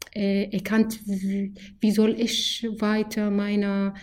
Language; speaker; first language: German; non-native, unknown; Arabic